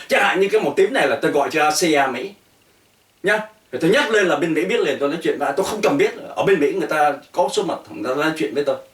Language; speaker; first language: Vietnamese; native; Vietnamese